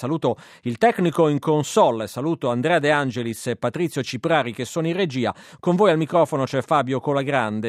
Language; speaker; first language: Italian; native; Italian